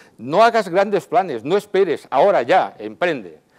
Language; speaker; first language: Spanish; native; Spanish